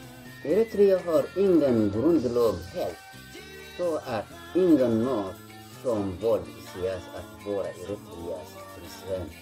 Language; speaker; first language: Swedish; non-native, learner; Tigrinya